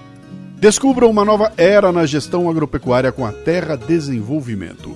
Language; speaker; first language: Portuguese; native; Portuguese